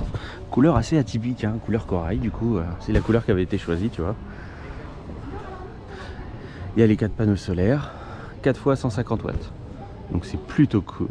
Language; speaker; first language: French; native; French